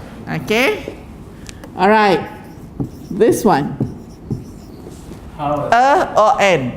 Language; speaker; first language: English; non-native, local second language; Malay